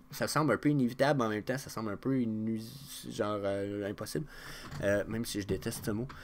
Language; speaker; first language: French; native; French